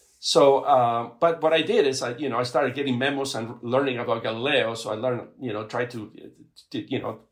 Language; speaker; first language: English; non-native, fluent; Spanish